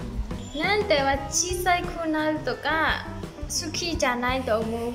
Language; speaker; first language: Japanese; non-native, learner; Burmese